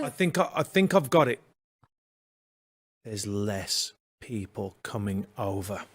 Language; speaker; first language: English; native; English